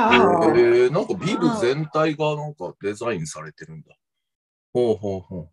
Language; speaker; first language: Japanese; native; Japanese